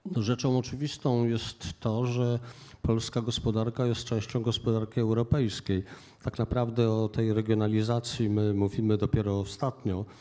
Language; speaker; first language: Polish; native; Polish